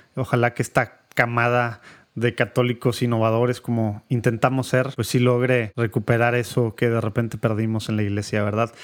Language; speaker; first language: Spanish; native; Spanish